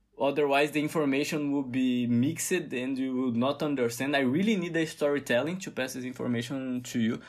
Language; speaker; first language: English; non-native, fluent; Portuguese